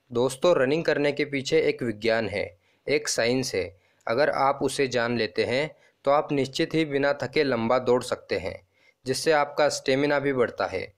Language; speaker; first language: Hindi; non-native, local second language; Marathi